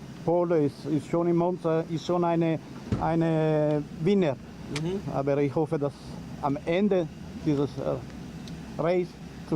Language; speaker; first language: German; non-native, learner; Italian